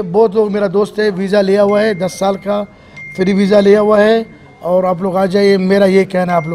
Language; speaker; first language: Hindi; non-native, fluent; Arabic